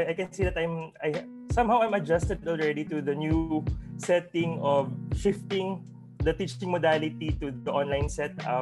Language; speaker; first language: English; non-native, local second language; Hiligaynon